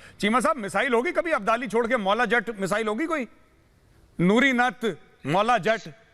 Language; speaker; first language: Hindi; native; Hindi